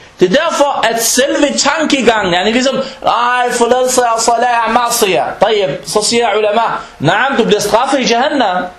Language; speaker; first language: Danish; non-native, fluent; Arabic